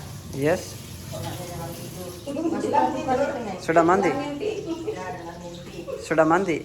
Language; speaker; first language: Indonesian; non-native, learner; Urdu